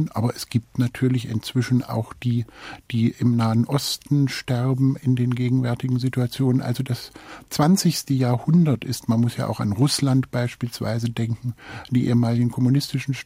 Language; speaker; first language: German; native; German